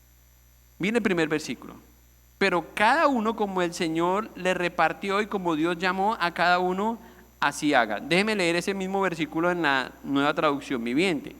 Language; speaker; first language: Spanish; native; Spanish